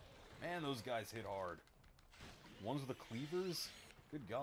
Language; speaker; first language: English; native; English